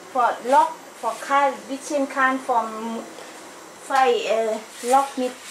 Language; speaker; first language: German; non-native, learner; Thai